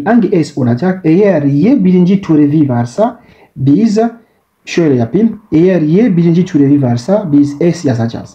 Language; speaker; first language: Turkish; non-native, learner; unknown